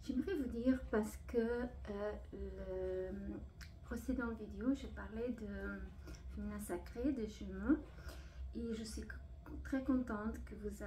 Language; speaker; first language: French; non-native, fluent; Portuguese